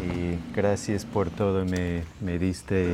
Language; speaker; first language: Spanish; non-native, fluent; English